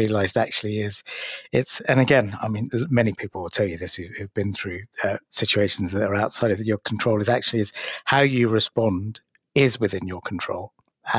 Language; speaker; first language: English; native; English